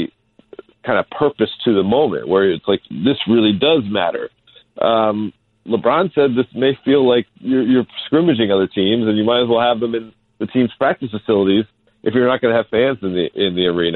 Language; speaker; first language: English; native; English